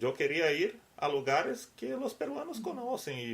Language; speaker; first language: Spanish; non-native, learner; Portuguese